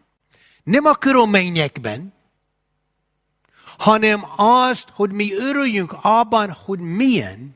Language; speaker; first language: Hungarian; non-native, fluent; English